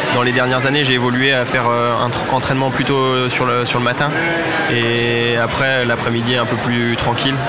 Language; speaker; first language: French; native; French